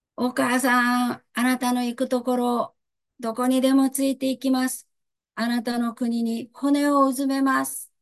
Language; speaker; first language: Japanese; native; Japanese